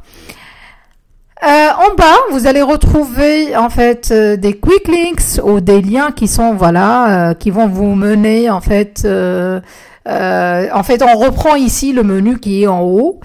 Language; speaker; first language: French; non-native, local second language; Arabic